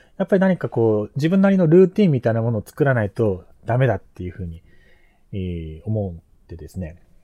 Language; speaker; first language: Japanese; native; Japanese